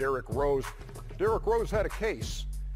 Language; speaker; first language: English; native; English